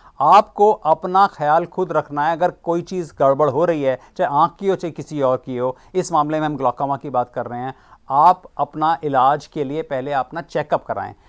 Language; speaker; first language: Hindi; native; Hindi